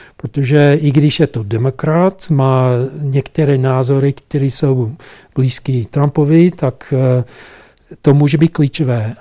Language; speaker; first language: Czech; non-native, fluent; English